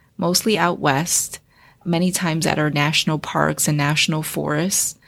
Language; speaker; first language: English; early bilingual, other home language; Chinese